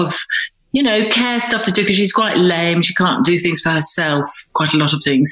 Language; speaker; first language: English; native; English